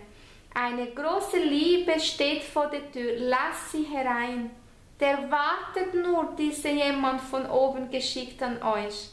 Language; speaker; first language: German; non-native, fluent; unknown